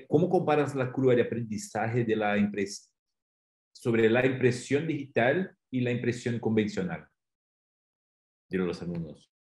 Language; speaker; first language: Spanish; non-native, fluent; Portuguese